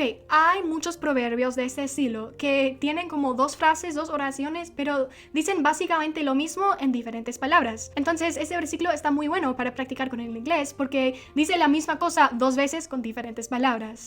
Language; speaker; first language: Spanish; non-native, fluent; English